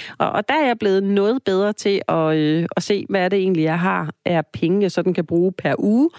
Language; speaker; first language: Danish; native; Danish